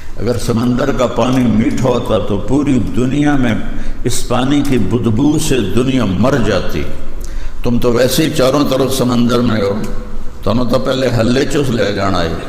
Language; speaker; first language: Urdu; non-native, local second language; Punjabi